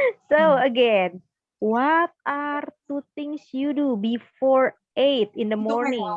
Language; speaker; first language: English; non-native, fluent; Indonesian